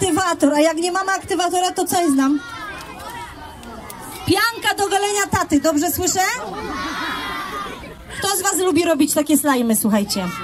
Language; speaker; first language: Polish; native; Polish